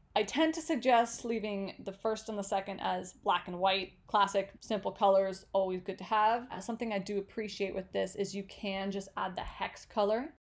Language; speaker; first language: English; native; English